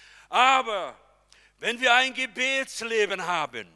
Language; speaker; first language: German; non-native, fluent; Portuguese